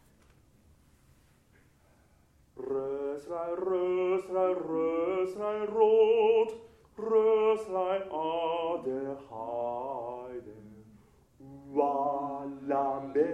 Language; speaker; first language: Japanese; native; Japanese